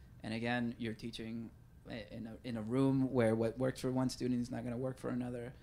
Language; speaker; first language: English; early bilingual, other home language; Spanish